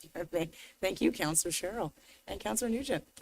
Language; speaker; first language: English; native; English